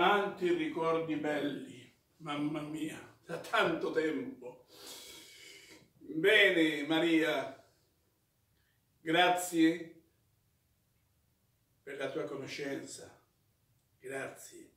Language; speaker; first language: Italian; non-native, fluent; Spanish